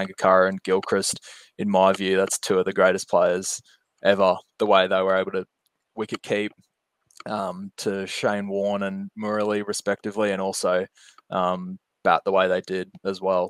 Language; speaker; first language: English; non-native, local second language; Japanese